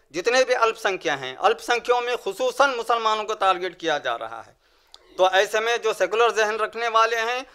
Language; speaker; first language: Urdu; native; Urdu